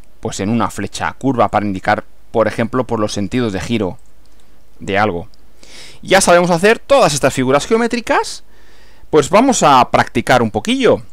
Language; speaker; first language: Spanish; native; Spanish